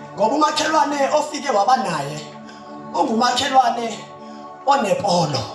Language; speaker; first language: Zulu; non-native, local second language; Xhosa